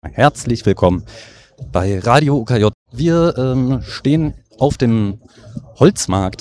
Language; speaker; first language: German; native; German